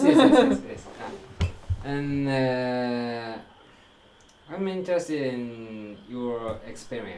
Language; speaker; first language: English; non-native, learner; Japanese